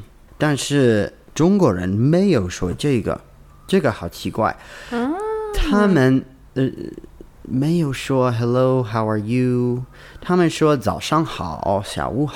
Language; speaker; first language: Chinese; non-native, learner; English